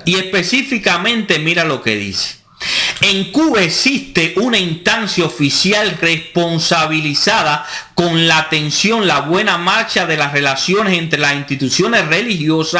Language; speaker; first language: Spanish; native; Spanish